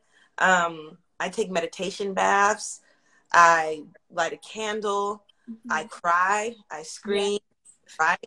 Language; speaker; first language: English; native; English